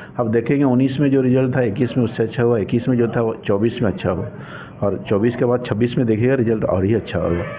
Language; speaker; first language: Hindi; native; Hindi